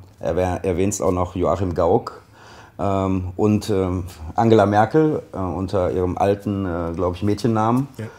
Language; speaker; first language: German; native; German